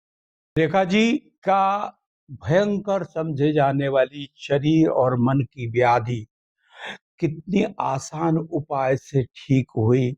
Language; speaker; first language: Hindi; native; Hindi